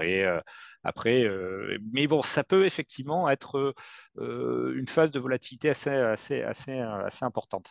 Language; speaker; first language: French; native; French